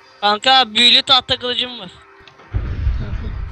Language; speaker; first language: Turkish; native; Turkish